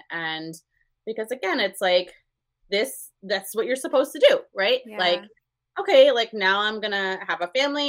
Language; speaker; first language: English; native; English